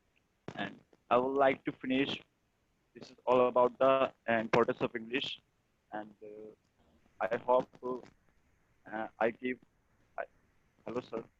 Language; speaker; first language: English; non-native, learner; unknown